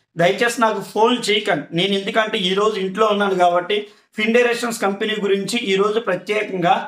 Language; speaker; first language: Telugu; native; Telugu